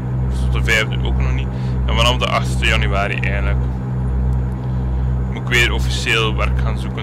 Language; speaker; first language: Dutch; native; Dutch